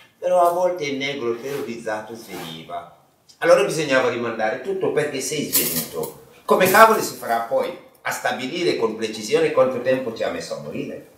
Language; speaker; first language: Italian; non-native, fluent; Wolof